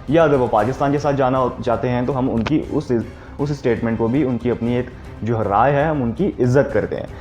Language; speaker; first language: Urdu; non-native, local second language; Punjabi